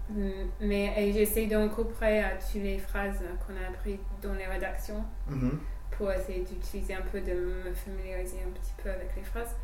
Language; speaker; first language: French; non-native, fluent; English